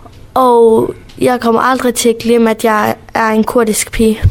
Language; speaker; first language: Danish; early bilingual, other home language; Kurdish